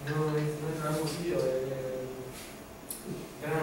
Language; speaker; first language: Spanish; non-native, fluent; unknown